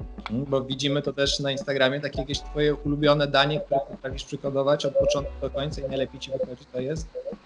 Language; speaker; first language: Polish; native; Polish